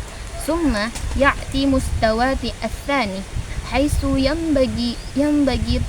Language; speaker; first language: Arabic; non-native, learner; Indonesian